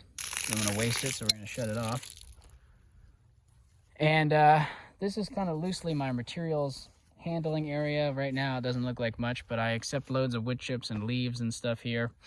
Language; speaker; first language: English; native; English